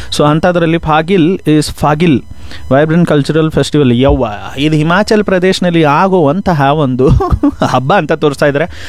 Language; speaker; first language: Kannada; non-native, local second language; Marathi